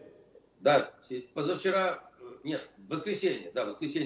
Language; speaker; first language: Russian; native; Russian